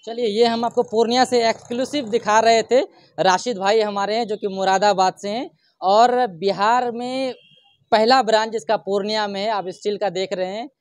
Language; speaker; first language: Hindi; native; Hindi